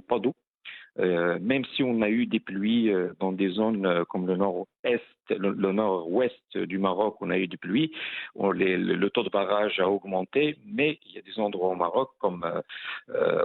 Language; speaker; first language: French; non-native, local second language; Arabic